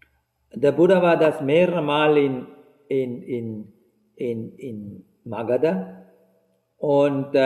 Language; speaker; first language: German; non-native, fluent; Sinhala